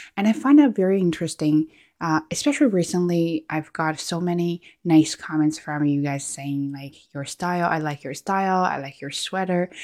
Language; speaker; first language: English; non-native, fluent; Chinese